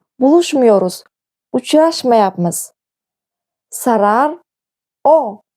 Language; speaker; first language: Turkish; non-native, fluent; Uzbek